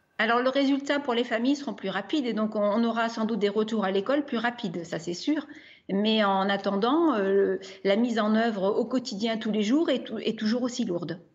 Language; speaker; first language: French; native; French